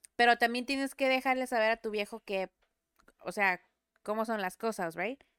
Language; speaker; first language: Spanish; native; Spanish